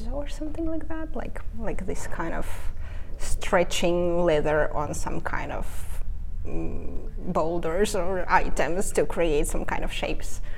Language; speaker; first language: English; non-native, fluent; Russian